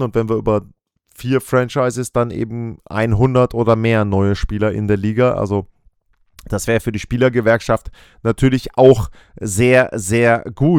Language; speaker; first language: German; native; German